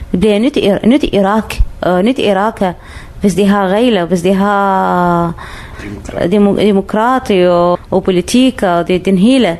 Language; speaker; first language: Danish; non-native, learner; Arabic